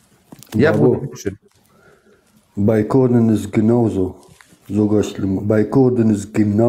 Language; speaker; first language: German; non-native, fluent; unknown